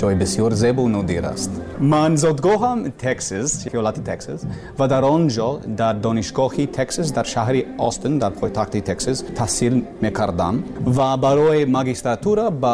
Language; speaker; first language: Persian; non-native, learner; English